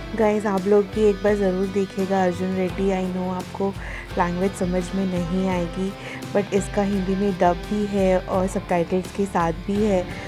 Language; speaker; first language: Hindi; non-native, local second language; Telugu